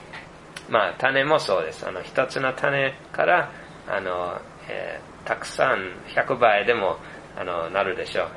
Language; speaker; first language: Japanese; non-native, fluent; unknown